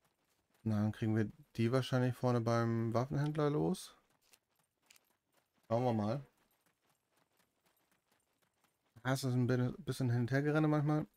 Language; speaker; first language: German; native; German